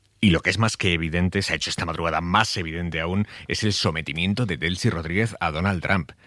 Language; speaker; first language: Spanish; native; Spanish